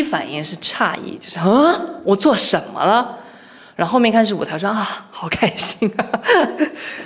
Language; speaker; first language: Chinese; native; Chinese